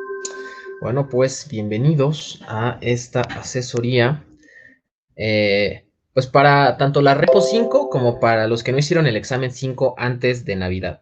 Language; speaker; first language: Spanish; native; Spanish